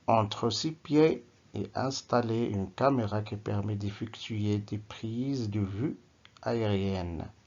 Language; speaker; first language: French; non-native, local second language; Arabic